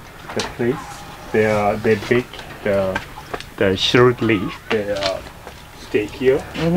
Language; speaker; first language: English; non-native, fluent; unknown